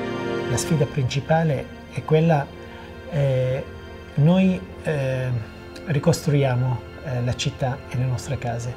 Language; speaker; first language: Italian; non-native, fluent; Assyrian Neo-Aramaic